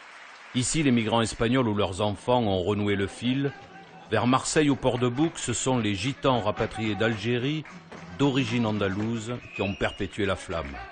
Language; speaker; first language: French; native; French